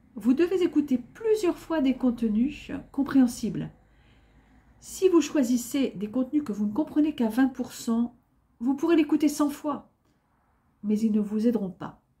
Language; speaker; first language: French; native; French